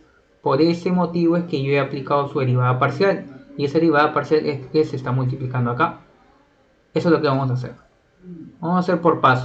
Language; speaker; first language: Spanish; native; Spanish